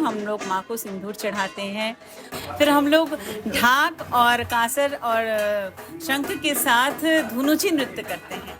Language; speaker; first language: Hindi; non-native, local second language; Bangla